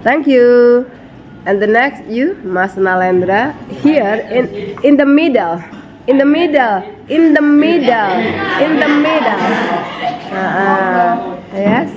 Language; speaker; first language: English; non-native, fluent; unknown